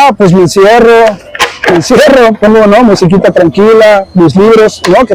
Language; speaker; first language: Spanish; early bilingual, heritage; Spanish